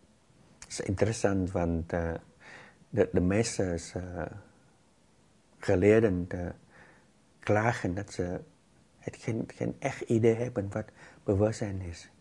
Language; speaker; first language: Dutch; non-native, fluent; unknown